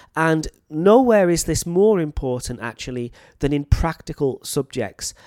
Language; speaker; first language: English; native; English